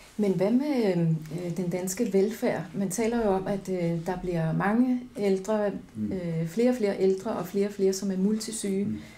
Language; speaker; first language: Danish; native; Danish